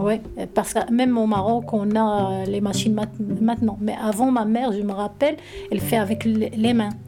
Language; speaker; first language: French; non-native, learner; Arabic